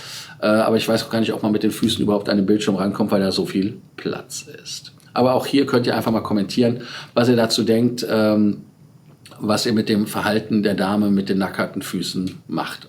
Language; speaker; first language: German; native; German